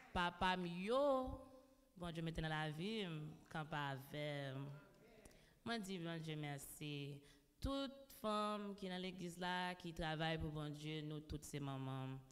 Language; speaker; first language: French; non-native, local second language; Haitian Creole